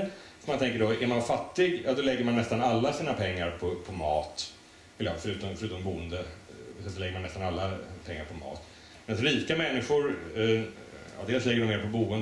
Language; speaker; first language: Swedish; native; Swedish